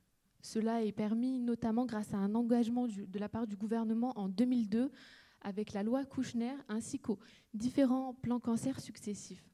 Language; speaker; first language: French; native; French